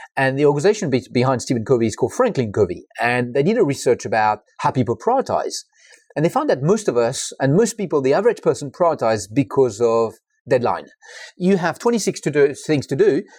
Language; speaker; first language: English; non-native, fluent; French